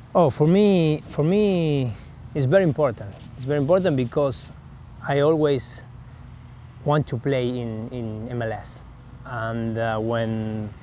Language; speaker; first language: English; non-native, learner; Spanish